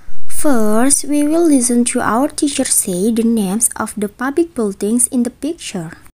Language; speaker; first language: English; non-native, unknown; Indonesian